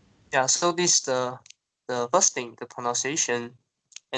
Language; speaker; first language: English; non-native, local second language; Chinese